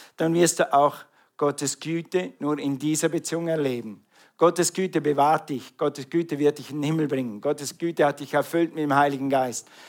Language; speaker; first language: German; native; German